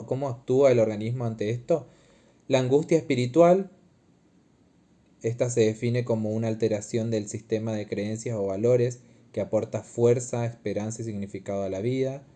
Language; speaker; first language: Spanish; native; Spanish